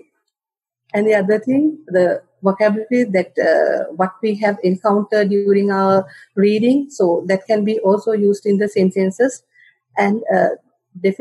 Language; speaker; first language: English; non-native, local second language; Sinhala